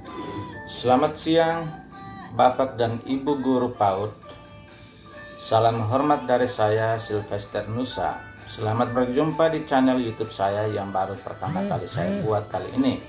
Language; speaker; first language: Indonesian; native; Indonesian